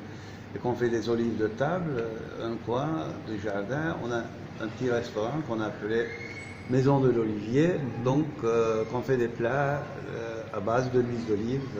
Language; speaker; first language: French; non-native, fluent; Turkish